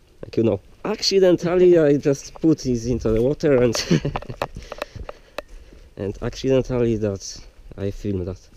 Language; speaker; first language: English; non-native, learner; Polish